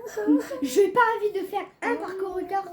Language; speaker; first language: French; native; French